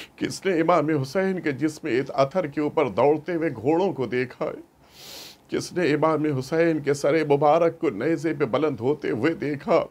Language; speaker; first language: Urdu; native; Urdu